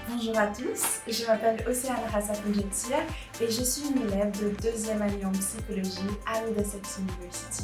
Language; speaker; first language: French; non-native, local second language; Malagasy